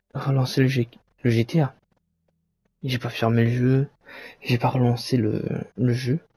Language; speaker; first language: French; native; French